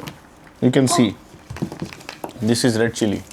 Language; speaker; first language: English; non-native, local second language; Hindi